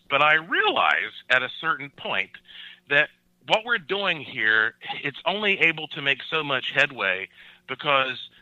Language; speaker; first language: English; native; English